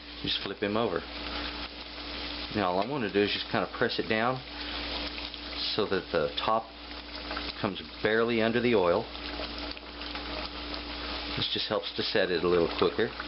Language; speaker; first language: English; native; English